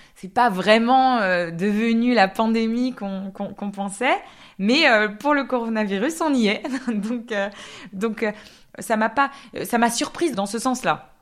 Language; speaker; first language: French; native; French